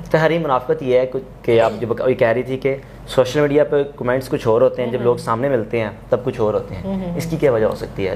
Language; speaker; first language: Urdu; non-native, local second language; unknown